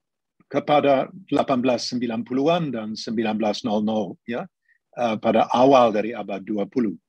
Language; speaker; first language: Indonesian; non-native, fluent; English